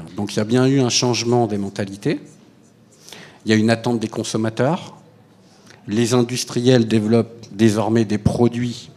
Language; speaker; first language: French; native; French